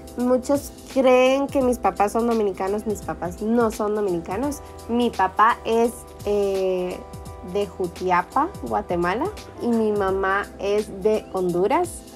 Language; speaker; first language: Spanish; early bilingual, heritage; Spanish